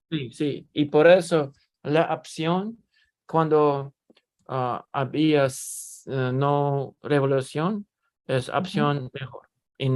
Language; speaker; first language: Spanish; non-native, learner; Russian